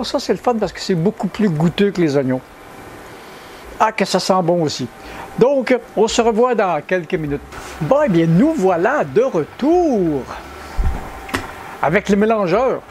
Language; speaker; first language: French; native; French